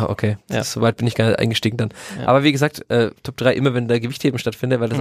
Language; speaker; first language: German; native; German